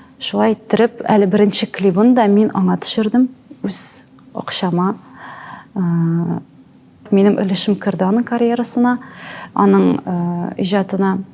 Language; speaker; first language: Tatar; native; Tatar